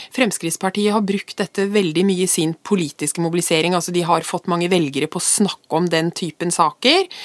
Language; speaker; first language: Norwegian; native; Norwegian